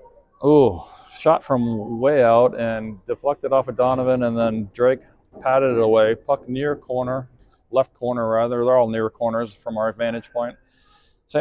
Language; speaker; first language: English; native; English